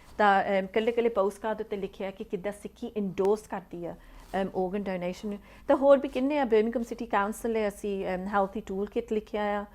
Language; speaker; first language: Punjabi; early bilingual, heritage; Punjabi